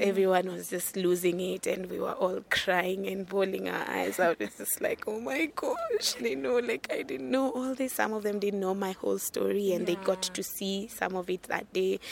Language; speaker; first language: English; non-native, local second language; Luo (Kenya and Tanzania)